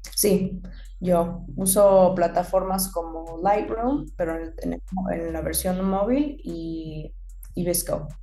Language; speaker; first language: Spanish; early bilingual, heritage; Spanish